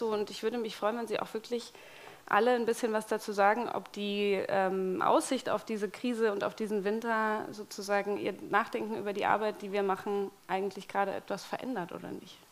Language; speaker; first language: German; native; German